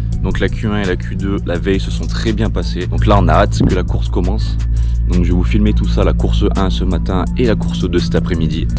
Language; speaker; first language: French; native; French